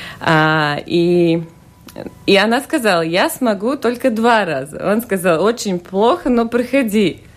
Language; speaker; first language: Russian; non-native, local second language; Latvian